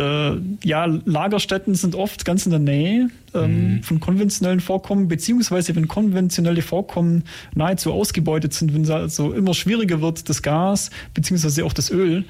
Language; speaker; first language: German; native; German